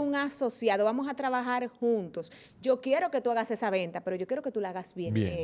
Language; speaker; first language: Spanish; native; Spanish